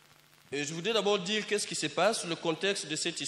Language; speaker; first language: French; non-native, local second language; Lingala